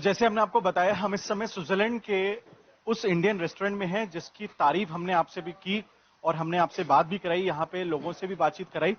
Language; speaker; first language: Hindi; native; Hindi